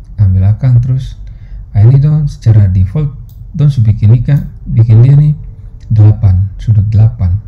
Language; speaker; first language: Indonesian; native; Indonesian